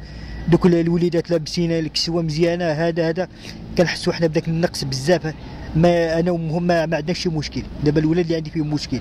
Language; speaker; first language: Arabic; native; Arabic